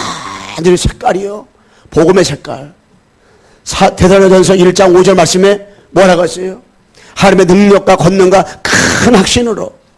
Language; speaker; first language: Korean; native; Korean